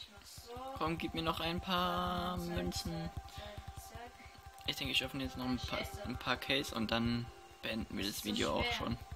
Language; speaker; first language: German; native; German